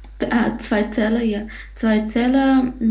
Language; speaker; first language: German; non-native, learner; Russian